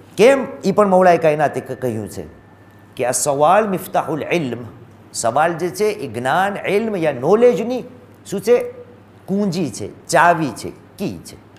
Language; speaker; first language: Gujarati; early bilingual, heritage; Gujarati